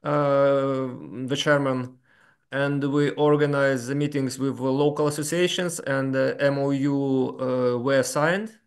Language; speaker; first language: English; non-native, fluent; Lithuanian